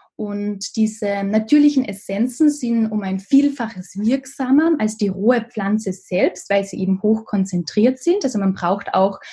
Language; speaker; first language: German; native; German